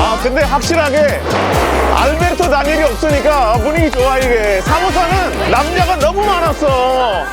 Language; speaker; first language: Korean; non-native, fluent; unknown